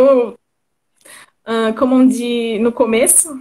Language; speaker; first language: French; non-native, learner; Portuguese